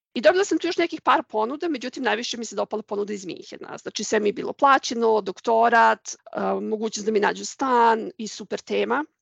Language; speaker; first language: Serbian; native; Serbian